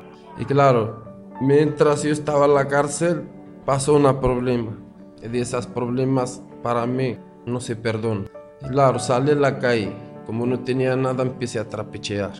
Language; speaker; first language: Spanish; non-native, fluent; Arabic